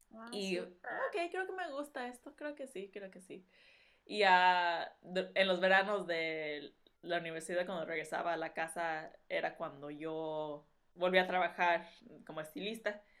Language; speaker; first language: Spanish; early bilingual, heritage; Spanish